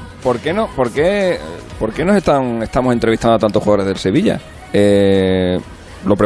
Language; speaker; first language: Spanish; native; Spanish